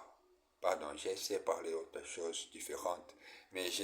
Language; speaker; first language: French; non-native, learner; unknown